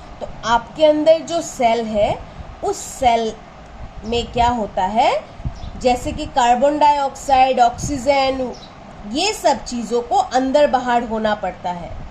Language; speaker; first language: Hindi; non-native, local second language; Bangla